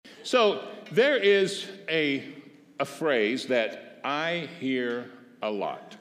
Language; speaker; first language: English; native; English